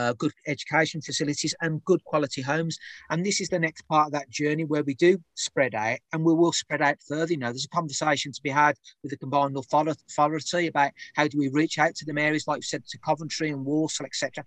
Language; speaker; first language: English; native; English